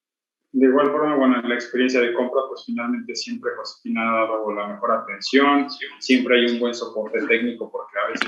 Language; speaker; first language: Spanish; native; Spanish